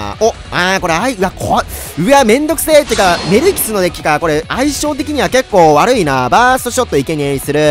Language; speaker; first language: Japanese; native; Japanese